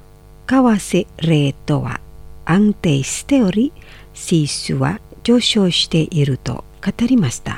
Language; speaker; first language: Japanese; non-native, fluent; Indonesian